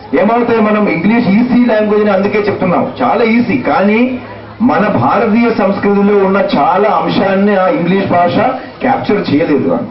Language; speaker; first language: Telugu; non-native, fluent; Malayalam